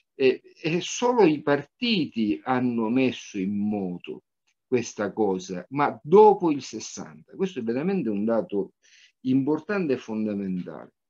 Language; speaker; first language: Italian; native; Italian